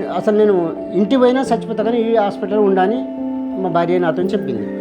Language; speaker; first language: Telugu; non-native, local second language; Lambadi